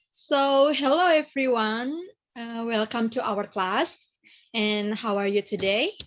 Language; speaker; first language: English; non-native, learner; Indonesian